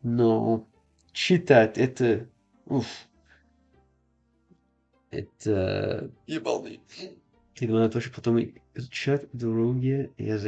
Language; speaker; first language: Russian; non-native, learner; English